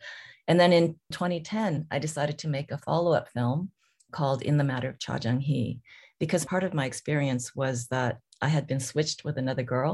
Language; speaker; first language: English; early bilingual, other home language; Korean